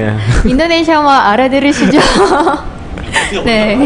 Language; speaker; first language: Korean; non-native, fluent; Indonesian